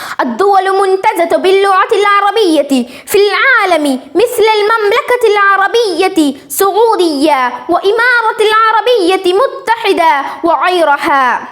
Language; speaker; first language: Arabic; non-native, learner; Malayalam